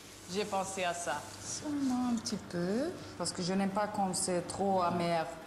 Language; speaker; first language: French; non-native, learner; German